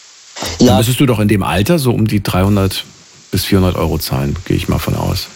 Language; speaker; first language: German; native; German